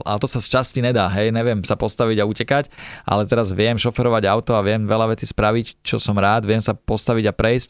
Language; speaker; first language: Slovak; native; Slovak